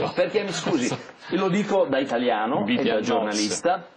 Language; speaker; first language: Italian; native; Italian